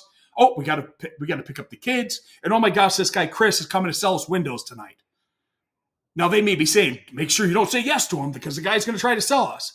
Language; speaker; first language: English; native; English